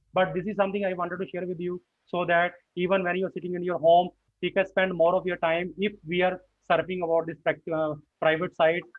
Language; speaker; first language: English; non-native, local second language; Punjabi